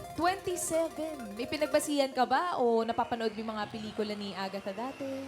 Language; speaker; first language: Filipino; native; Filipino